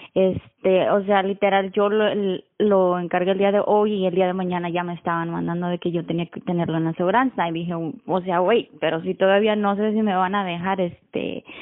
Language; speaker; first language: Spanish; native; Spanish